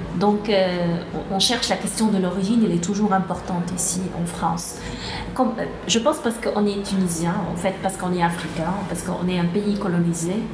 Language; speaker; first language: French; non-native, local second language; Arabic